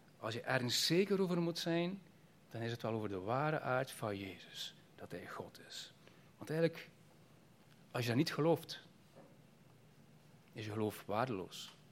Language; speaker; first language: Dutch; native; Dutch